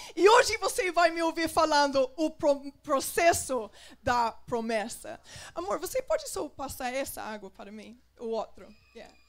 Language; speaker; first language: Portuguese; non-native, fluent; English